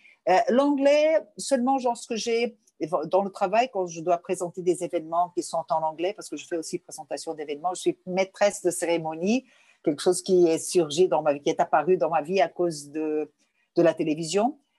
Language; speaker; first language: French; non-native, fluent; Portuguese